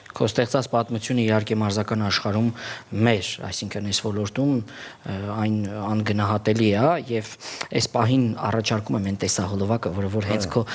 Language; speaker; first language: Armenian; native; Armenian